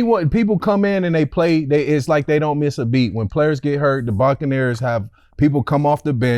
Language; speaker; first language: English; native; English